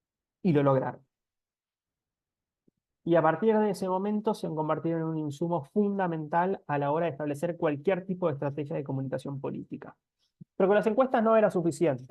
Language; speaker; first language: Spanish; native; Spanish